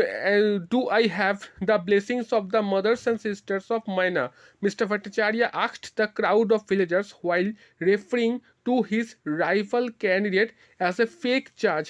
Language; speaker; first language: English; non-native, local second language; Bangla